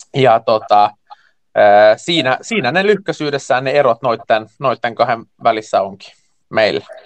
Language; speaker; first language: Finnish; non-native, local second language; Swedish